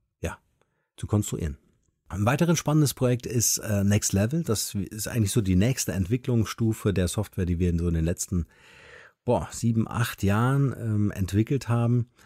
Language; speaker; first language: German; native; German